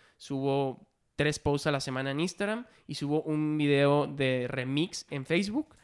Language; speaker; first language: Spanish; native; Spanish